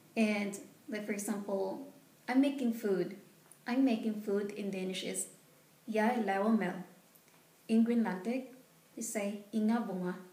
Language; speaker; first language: English; non-native, local second language; Filipino